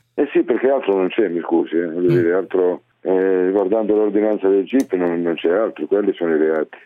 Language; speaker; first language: Italian; native; Italian